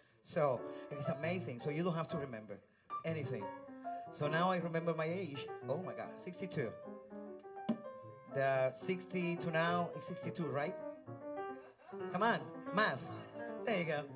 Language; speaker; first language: English; non-native, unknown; Spanish